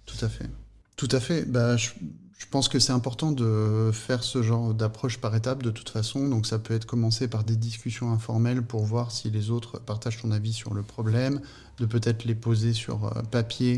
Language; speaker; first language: French; native; French